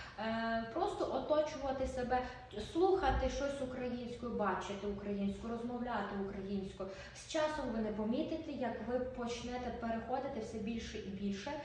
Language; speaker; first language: Ukrainian; non-native, local second language; Russian